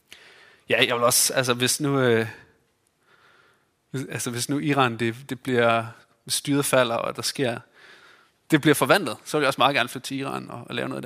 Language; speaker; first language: Danish; native; Danish